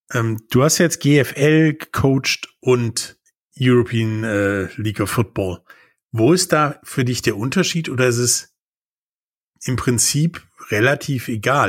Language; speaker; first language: German; native; German